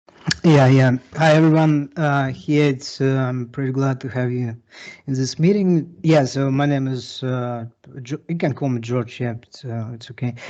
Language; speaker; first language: English; non-native, learner; Russian